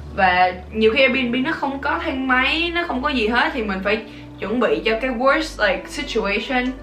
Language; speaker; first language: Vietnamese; native; Vietnamese